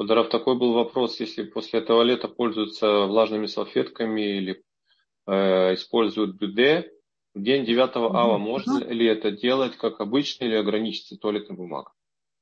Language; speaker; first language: Russian; native; Russian